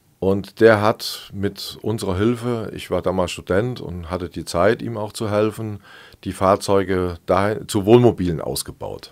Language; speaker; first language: German; native; German